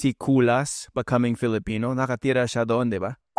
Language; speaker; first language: Filipino; non-native, fluent; English